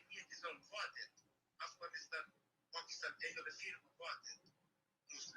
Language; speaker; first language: Finnish; non-native, learner; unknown